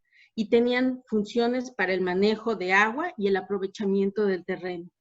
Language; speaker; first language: Spanish; native; Spanish